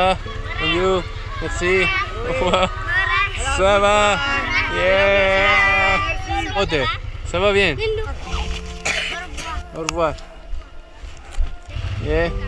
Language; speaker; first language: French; non-native, learner; Spanish